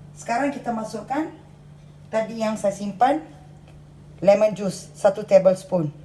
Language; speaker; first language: Malay; non-native, local second language; Tamil